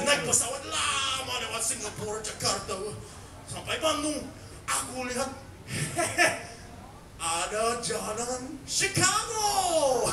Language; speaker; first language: Indonesian; non-native, fluent; English